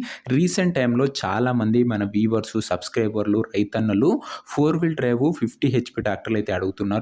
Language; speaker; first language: Telugu; native; Telugu